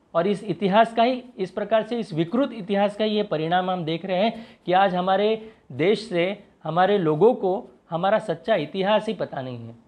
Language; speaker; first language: Hindi; non-native, local second language; Marathi